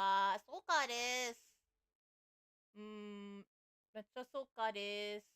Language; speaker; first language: Japanese; non-native, learner; English